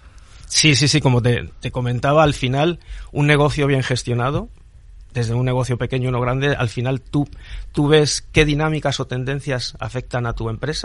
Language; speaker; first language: Spanish; native; Spanish